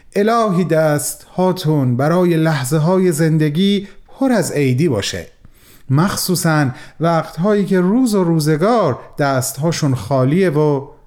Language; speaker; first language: Persian; native; Persian